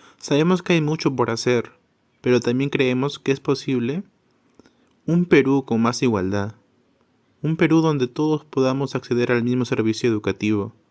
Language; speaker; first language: Spanish; native; Spanish